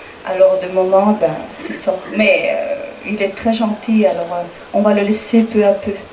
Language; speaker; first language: French; non-native, learner; Spanish